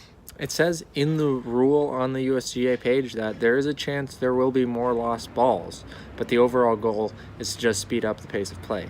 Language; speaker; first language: English; native; English